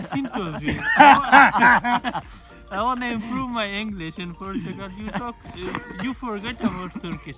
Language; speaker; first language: English; non-native, fluent; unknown